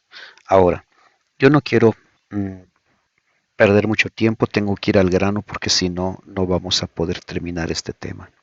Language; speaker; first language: Spanish; native; Spanish